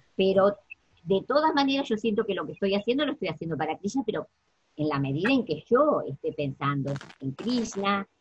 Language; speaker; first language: Spanish; native; Spanish